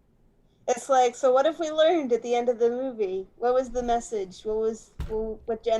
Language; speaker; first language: English; native; English